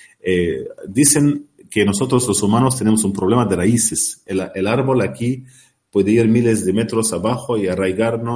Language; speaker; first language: Spanish; non-native, learner; Arabic